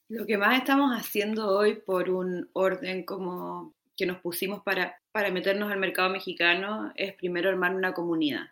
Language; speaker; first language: Spanish; native; Spanish